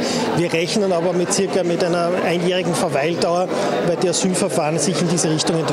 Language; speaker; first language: German; native; German